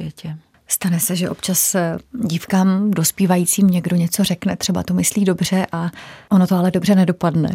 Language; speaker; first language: Czech; native; Czech